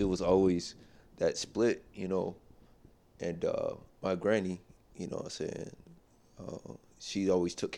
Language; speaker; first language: English; native; English